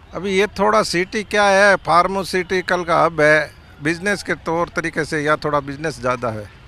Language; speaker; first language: Hindi; native; Hindi